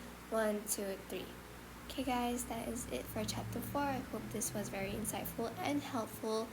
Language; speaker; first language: English; non-native, local second language; Malay